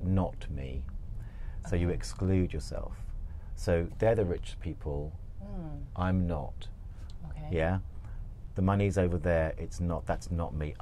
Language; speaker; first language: English; native; English